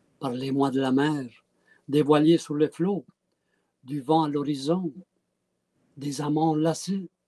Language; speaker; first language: French; early bilingual, other home language; Italian